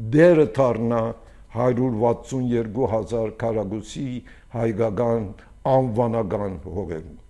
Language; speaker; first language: Armenian; early bilingual, heritage; Armenian